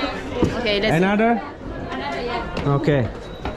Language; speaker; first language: English; non-native, learner; Turkish